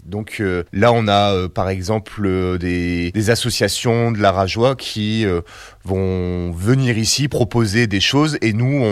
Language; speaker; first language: French; native; French